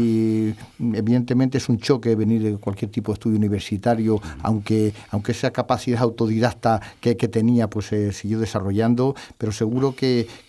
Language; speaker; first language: Spanish; native; Spanish